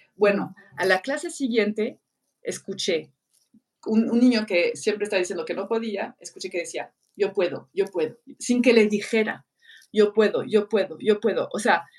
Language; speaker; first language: Spanish; non-native, fluent; French